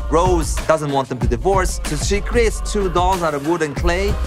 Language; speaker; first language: English; early bilingual, other home language; Arabic